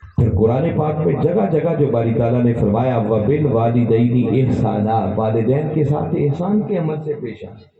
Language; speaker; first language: Urdu; non-native, local second language; Punjabi